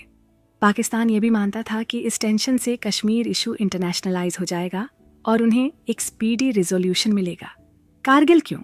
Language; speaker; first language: Hindi; native; Hindi